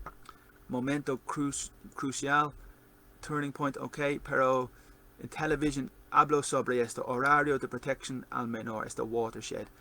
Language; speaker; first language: Spanish; non-native, learner; English